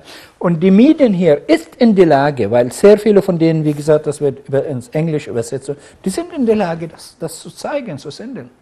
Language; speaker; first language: German; non-native, fluent; Arabic